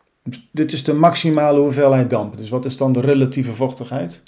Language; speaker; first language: Dutch; native; Dutch